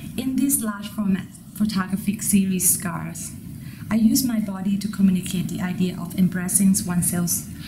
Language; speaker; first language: English; non-native, fluent; Thai